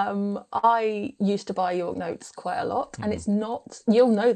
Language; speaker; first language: English; native; English